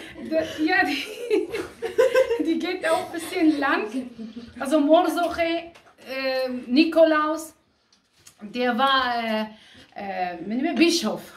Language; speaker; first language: German; non-native, fluent; Aramaic